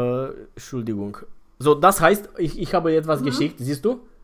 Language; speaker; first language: German; non-native, fluent; Romanian